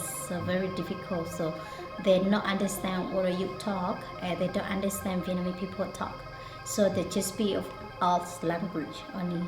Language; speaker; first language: English; non-native, learner; Hmong